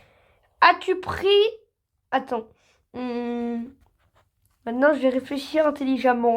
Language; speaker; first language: French; native; French